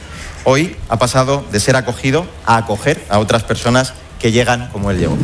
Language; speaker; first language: Spanish; native; Spanish